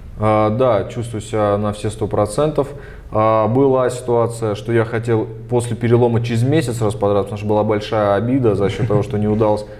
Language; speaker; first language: Russian; early bilingual, other home language; Armenian